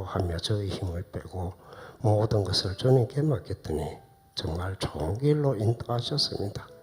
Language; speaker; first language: Korean; native; Korean